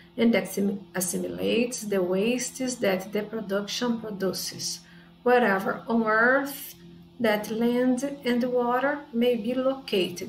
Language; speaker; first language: English; non-native, fluent; Portuguese